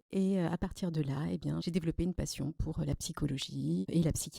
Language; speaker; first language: French; native; French